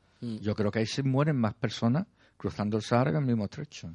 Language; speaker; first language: Spanish; native; Spanish